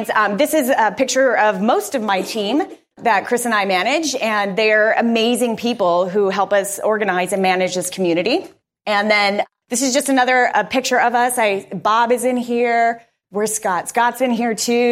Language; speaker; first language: English; native; English